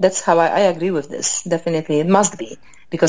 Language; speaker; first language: English; non-native, fluent; Polish